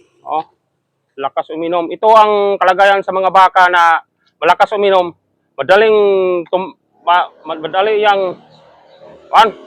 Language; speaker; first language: Filipino; non-native, local second language; Cebuano